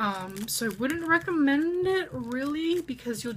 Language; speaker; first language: English; native; English